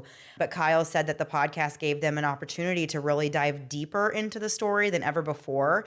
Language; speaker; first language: English; native; English